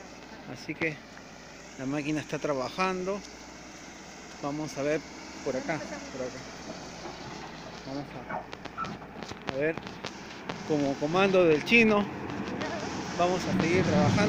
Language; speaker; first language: Spanish; native; Spanish